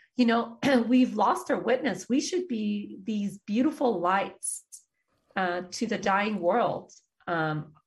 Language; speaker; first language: English; early bilingual, other home language; Persian